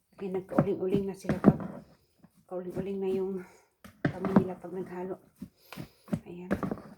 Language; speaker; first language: Filipino; non-native, local second language; Cebuano